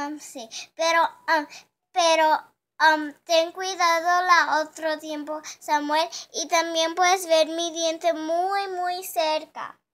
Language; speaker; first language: Spanish; early bilingual, heritage; Spanish